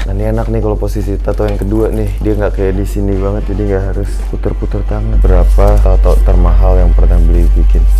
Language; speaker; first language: Indonesian; native; Indonesian